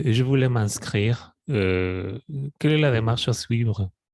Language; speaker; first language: French; non-native, fluent; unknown